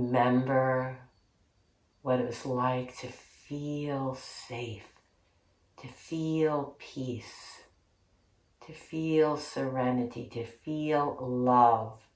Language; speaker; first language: English; native; English